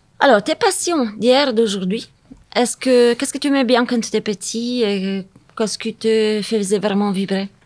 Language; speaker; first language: French; non-native, fluent; Italian